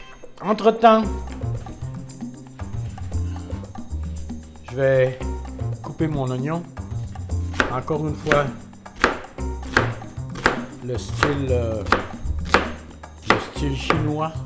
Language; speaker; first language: French; non-native, fluent; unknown